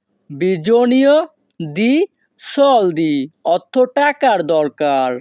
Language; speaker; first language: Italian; non-native, fluent; Bangla